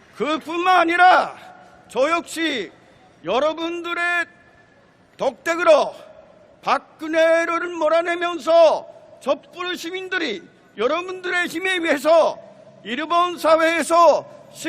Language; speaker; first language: Korean; non-native, fluent; Japanese